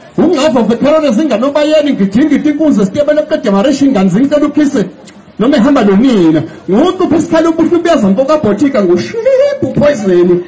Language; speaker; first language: Zulu; non-native, local second language; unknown